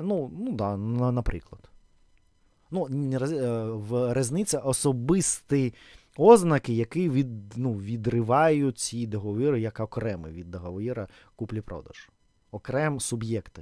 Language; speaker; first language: Ukrainian; non-native, fluent; Russian